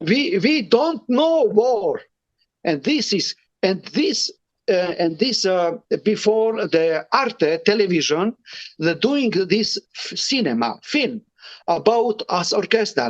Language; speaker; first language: English; non-native, learner; Romany